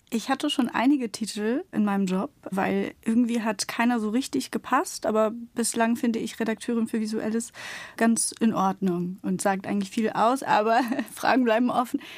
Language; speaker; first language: German; early bilingual, other home language; Turkish